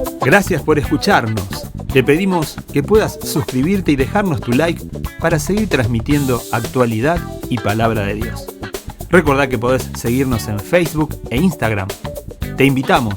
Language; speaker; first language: Spanish; native; Spanish